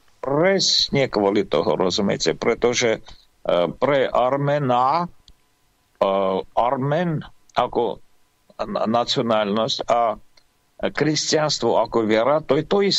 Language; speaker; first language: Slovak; non-native, fluent; Armenian